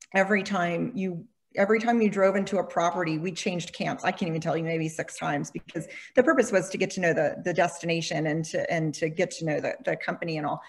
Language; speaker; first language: English; native; English